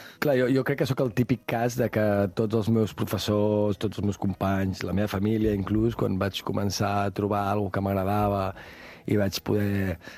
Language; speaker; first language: Catalan; native; Catalan